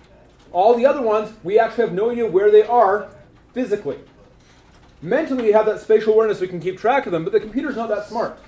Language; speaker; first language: English; native; English